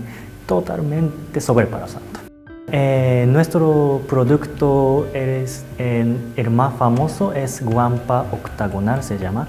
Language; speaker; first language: Spanish; non-native, learner; Japanese